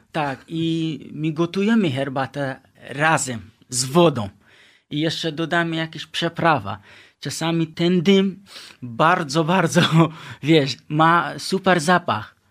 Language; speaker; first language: Polish; non-native, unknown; Kurdish